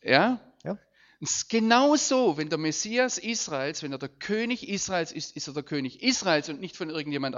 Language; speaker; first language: German; native; German